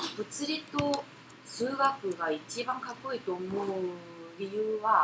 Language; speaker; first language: Japanese; non-native, fluent; Korean